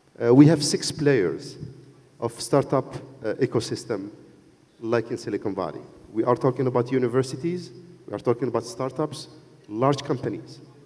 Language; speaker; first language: English; non-native, fluent; Arabic